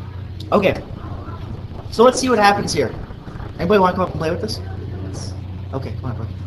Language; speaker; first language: English; native; English